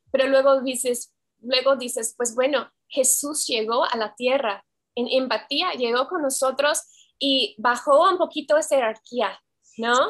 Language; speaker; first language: Spanish; non-native, fluent; English